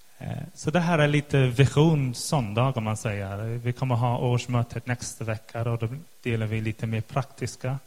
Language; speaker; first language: Swedish; non-native, fluent; English